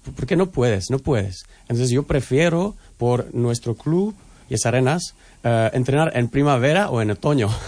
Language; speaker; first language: Spanish; non-native, fluent; Czech